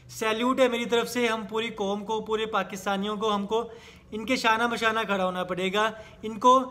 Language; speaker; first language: Urdu; native; Urdu